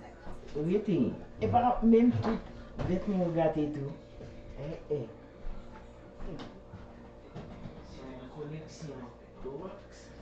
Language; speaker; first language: French; non-native, learner; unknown